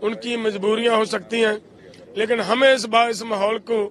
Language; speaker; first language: Hindi; non-native, local second language; Punjabi